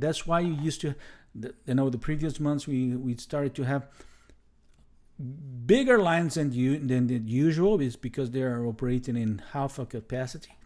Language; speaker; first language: English; non-native, fluent; Portuguese